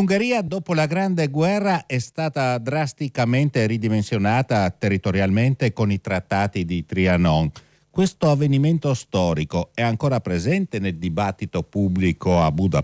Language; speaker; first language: Italian; native; Italian